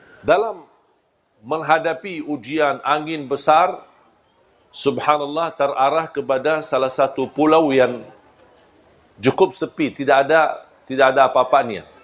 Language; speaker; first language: Malay; non-native, fluent; Arabic